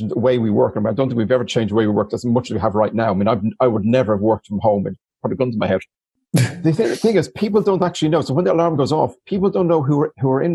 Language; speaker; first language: English; native; English